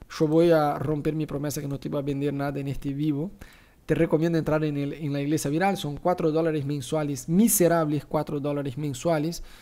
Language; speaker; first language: Spanish; non-native, fluent; Portuguese